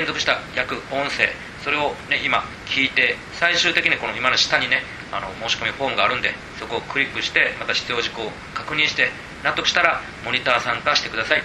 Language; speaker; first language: Japanese; native; Japanese